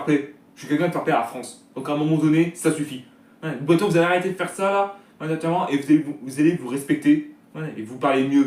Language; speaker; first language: French; native; French